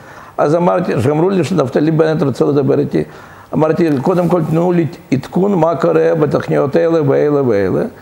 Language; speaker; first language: Hebrew; non-native, fluent; Russian